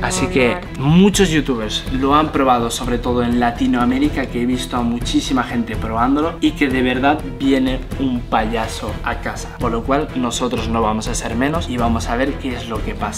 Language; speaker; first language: Spanish; native; Spanish